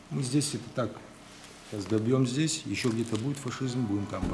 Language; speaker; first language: Russian; native; Russian